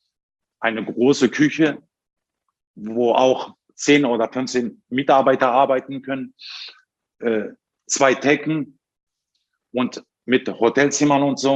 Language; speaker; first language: German; non-native, fluent; Turkish